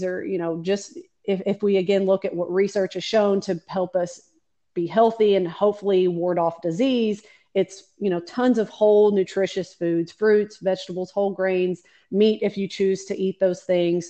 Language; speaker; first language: English; native; English